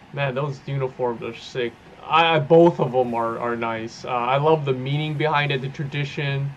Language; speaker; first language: English; native; English